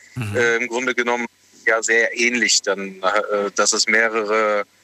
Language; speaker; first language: German; native; German